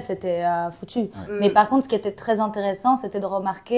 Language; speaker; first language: French; native; French